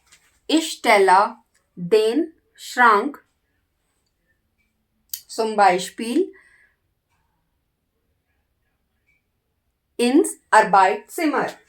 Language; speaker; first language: German; non-native, learner; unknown